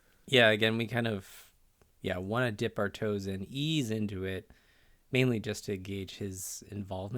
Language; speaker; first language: English; native; English